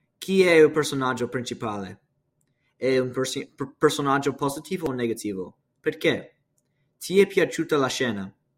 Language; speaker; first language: Italian; non-native, learner; English